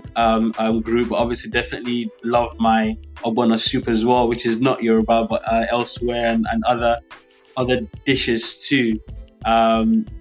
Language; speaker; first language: English; early bilingual, other home language; Yoruba